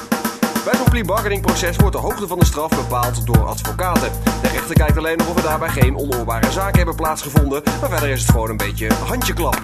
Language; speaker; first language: Dutch; native; Dutch